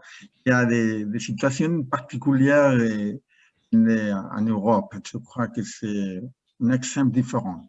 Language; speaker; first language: French; non-native, learner; Spanish